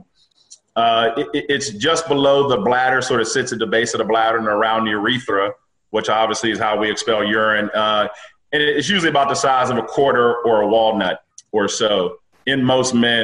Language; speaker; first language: English; native; English